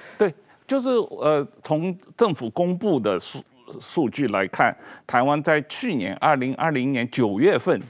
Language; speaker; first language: Chinese; native; Chinese